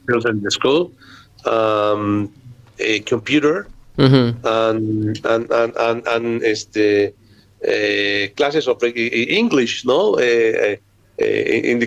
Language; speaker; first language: English; non-native, learner; Spanish